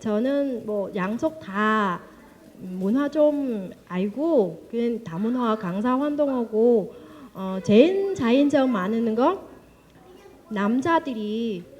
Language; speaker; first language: Korean; non-native, learner; Vietnamese